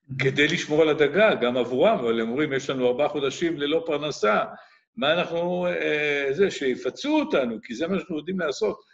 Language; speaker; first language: Hebrew; native; Hebrew